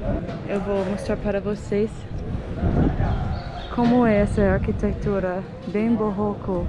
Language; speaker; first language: Portuguese; non-native, fluent; English